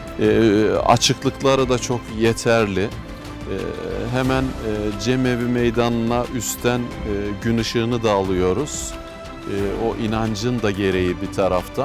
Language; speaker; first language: Turkish; native; Turkish